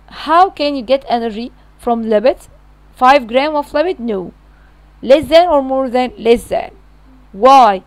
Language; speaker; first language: English; non-native, fluent; Arabic